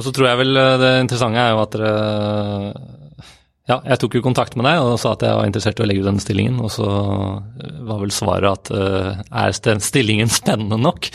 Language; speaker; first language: Norwegian; native; Norwegian